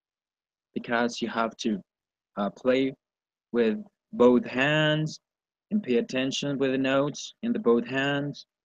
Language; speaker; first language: English; non-native, learner; Spanish